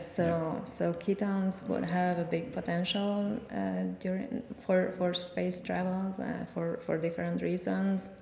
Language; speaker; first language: English; non-native, fluent; Hungarian